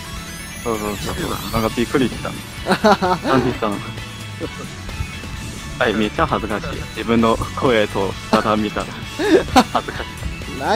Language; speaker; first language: Japanese; non-native, fluent; Chinese